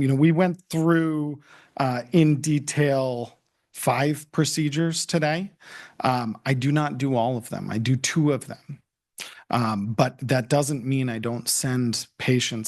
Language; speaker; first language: English; native; English